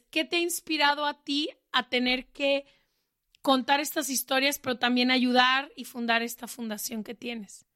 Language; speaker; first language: Spanish; native; Spanish